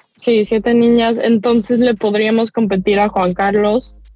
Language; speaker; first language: Spanish; early bilingual, other home language; English